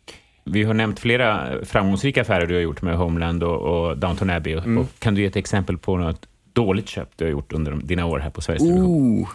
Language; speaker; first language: Swedish; native; Swedish